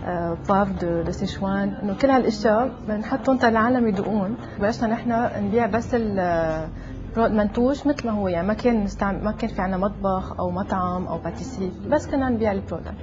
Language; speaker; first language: Arabic; native; Arabic